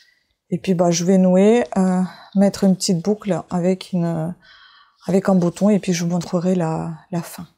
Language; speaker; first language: French; native; French